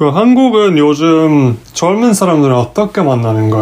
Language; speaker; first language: Korean; non-native, fluent; Hungarian